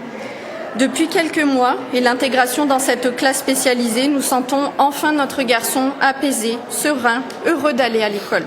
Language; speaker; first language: French; native; French